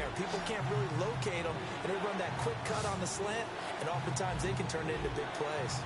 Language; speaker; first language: English; native; English